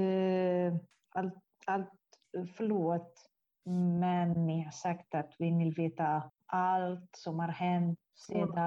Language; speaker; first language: Swedish; non-native, fluent; Italian